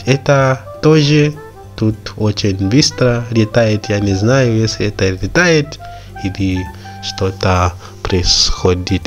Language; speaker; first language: Russian; non-native, learner; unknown